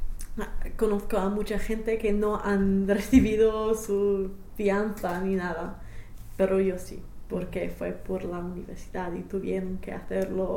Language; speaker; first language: Spanish; non-native, fluent; English